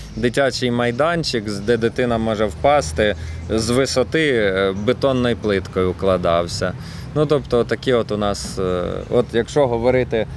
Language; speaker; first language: Ukrainian; native; Ukrainian